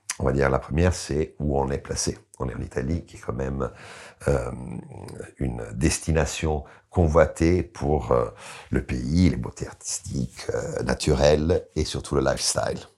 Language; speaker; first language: French; non-native, fluent; Italian